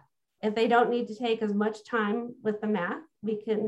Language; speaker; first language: English; native; English